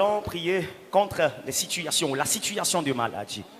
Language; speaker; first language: French; non-native, local second language; Ewe